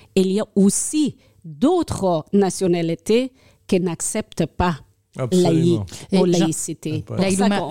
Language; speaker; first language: French; non-native, learner; Persian